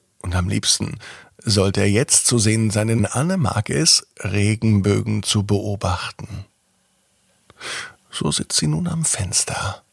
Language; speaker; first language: German; native; German